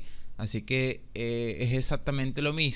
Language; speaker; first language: Spanish; native; Spanish